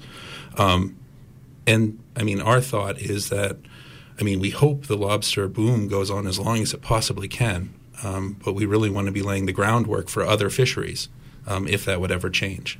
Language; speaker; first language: English; native; English